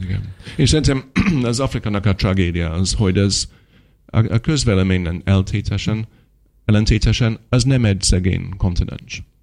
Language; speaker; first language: Hungarian; non-native, fluent; English